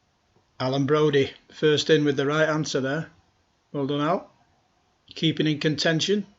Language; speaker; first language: English; native; English